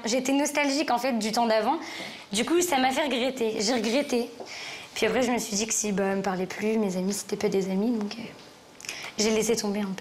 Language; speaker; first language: French; native; French